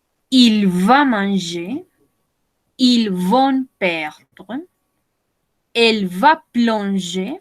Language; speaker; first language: French; non-native, fluent; Spanish